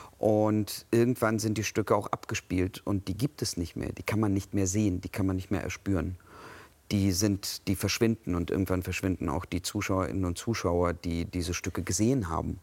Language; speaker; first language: German; early bilingual, other home language; Russian